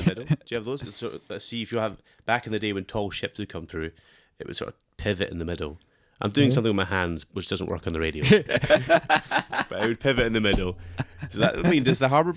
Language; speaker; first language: English; native; English